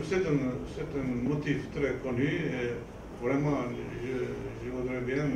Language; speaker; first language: French; non-native, fluent; Albanian